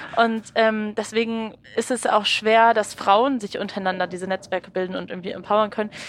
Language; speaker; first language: German; native; German